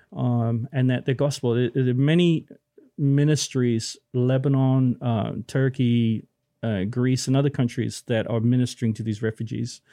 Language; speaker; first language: English; native; English